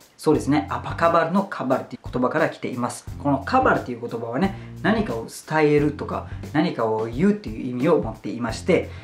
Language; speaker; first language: Japanese; non-native, fluent; Malay